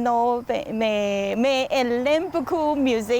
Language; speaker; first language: French; non-native, learner; Chinese